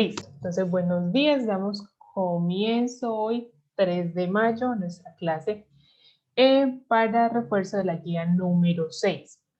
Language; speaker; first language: Spanish; native; Spanish